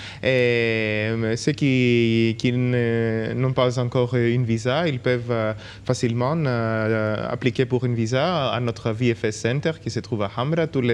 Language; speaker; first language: French; non-native, local second language; Greek